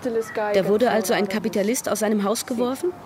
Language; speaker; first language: German; native; German